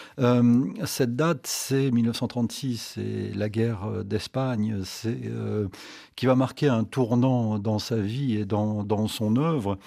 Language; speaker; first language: French; native; French